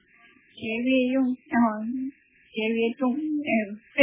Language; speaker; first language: Chinese; non-native, learner; Korean